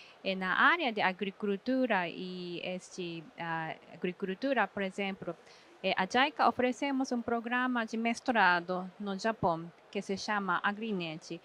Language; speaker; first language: Portuguese; non-native, fluent; Japanese